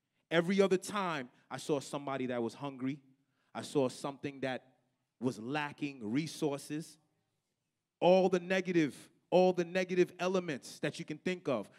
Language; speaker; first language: English; native; English